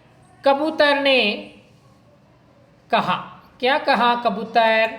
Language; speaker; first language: Hindi; non-native, local second language; Kannada